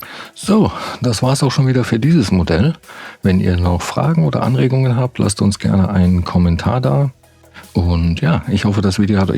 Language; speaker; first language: German; native; German